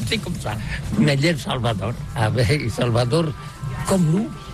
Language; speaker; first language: French; non-native, learner; Catalan